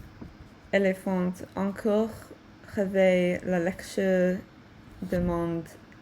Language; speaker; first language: French; non-native, learner; English